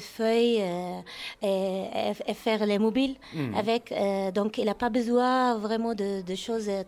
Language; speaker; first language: French; non-native, learner; Arabic